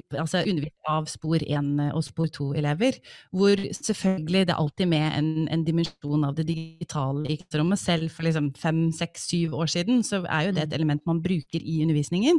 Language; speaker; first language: Norwegian; early bilingual, other home language; English